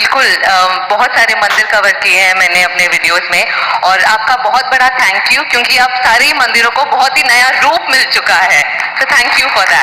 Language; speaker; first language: Hindi; native; Hindi